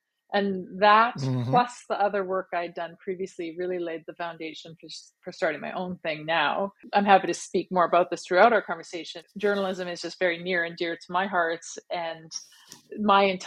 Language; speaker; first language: English; native; English